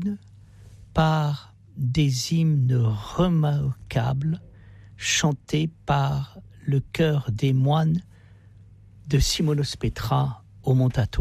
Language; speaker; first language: French; native; French